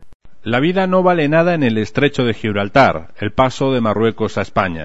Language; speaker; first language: Spanish; native; Spanish